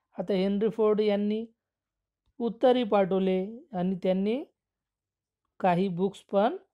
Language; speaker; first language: Marathi; non-native, local second language; Urdu